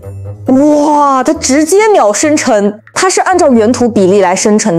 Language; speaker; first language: Chinese; native; Chinese